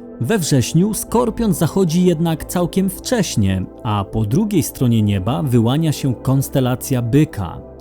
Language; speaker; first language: Polish; native; Polish